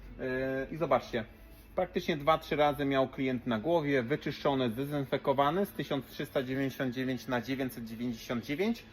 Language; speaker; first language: Polish; native; Polish